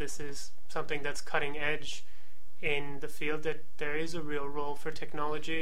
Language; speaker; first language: English; native; English